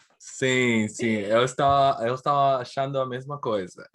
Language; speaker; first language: Portuguese; non-native, learner; English